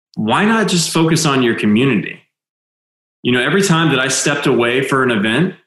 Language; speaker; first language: English; native; English